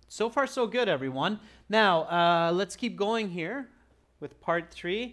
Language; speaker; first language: English; native; English